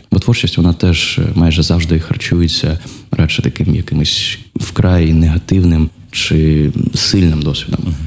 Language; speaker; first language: Ukrainian; non-native, local second language; Russian